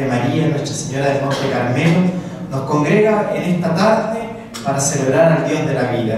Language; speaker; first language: Spanish; native; Spanish